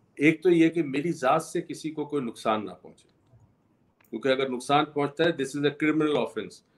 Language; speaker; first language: Urdu; native; Urdu